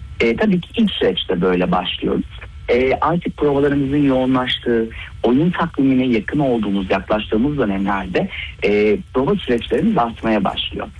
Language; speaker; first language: Turkish; native; Turkish